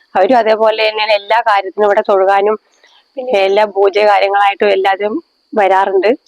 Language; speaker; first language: Malayalam; native; Malayalam